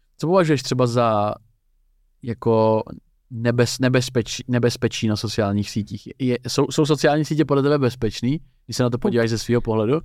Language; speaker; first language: Czech; native; Czech